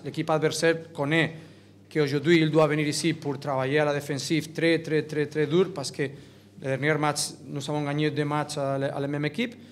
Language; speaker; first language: French; non-native, learner; Catalan